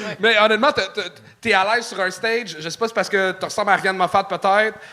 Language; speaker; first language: French; native; French